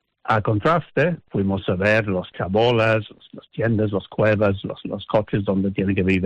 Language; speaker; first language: Spanish; non-native, fluent; English